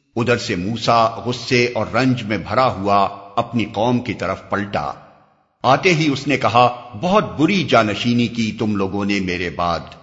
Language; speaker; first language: Urdu; native; Urdu